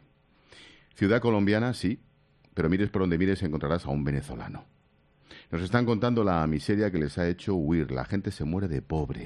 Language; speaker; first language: Spanish; native; Spanish